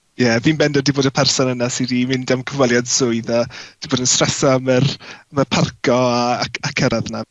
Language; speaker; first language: Welsh; native; Welsh